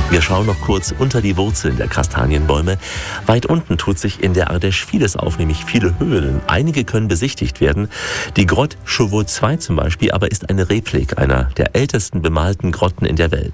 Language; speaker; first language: German; native; German